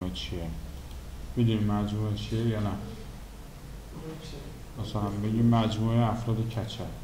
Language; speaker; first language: Persian; native; Persian